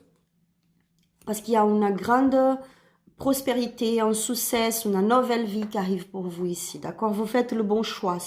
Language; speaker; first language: French; non-native, learner; Spanish